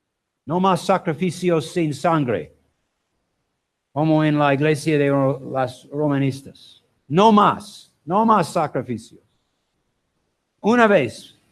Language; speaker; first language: Spanish; non-native, learner; English